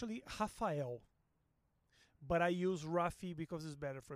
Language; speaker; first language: English; non-native, fluent; Portuguese